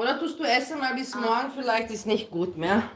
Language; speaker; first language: German; non-native, learner; English